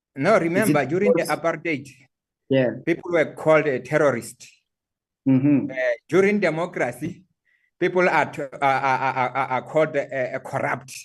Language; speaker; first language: English; non-native, local second language; Southern Sotho